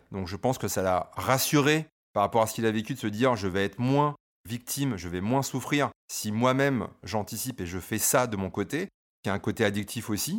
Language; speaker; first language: French; native; French